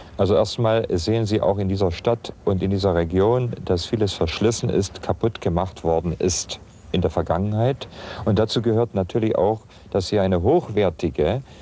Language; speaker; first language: German; non-native, local second language; Upper Sorbian